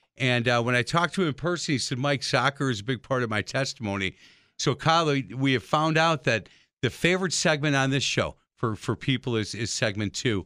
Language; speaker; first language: English; native; English